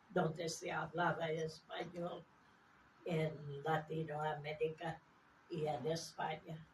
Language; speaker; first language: Spanish; non-native, fluent; English